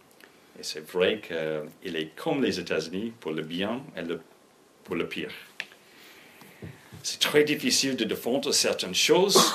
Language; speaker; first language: French; non-native, fluent; English